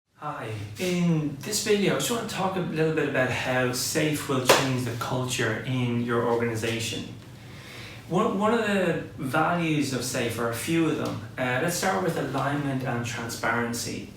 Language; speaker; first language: English; native; English